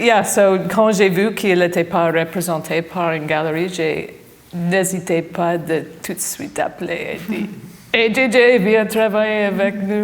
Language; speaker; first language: French; non-native, fluent; English